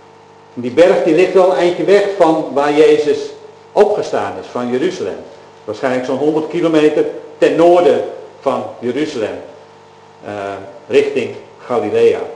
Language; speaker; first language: Dutch; native; Dutch